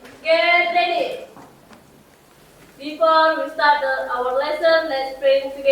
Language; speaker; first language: English; non-native, learner; Indonesian